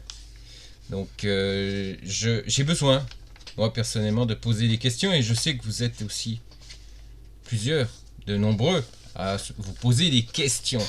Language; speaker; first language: French; native; French